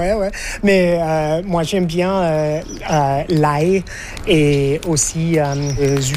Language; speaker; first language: French; non-native, fluent; English